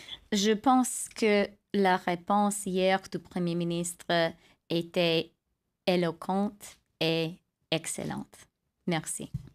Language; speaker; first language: French; non-native, fluent; English